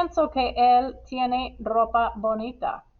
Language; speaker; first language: Spanish; non-native, fluent; English